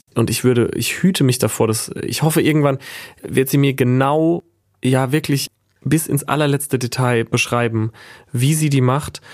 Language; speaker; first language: German; native; German